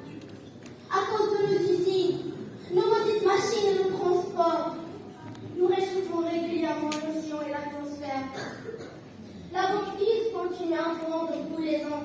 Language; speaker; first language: French; non-native, local second language; Arabic